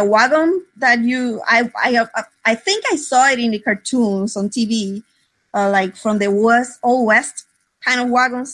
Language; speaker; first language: English; non-native, fluent; Spanish